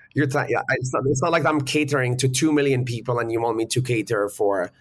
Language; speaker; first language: English; early bilingual, other home language; Arabic